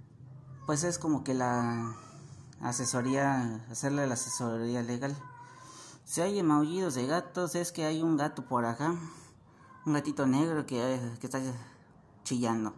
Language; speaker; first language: Spanish; native; Spanish